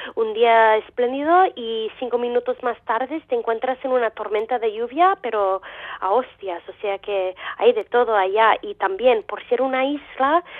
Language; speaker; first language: Spanish; non-native, fluent; English